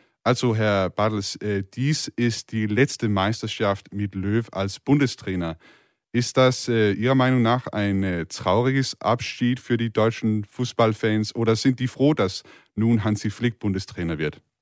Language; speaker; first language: German; non-native, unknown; Danish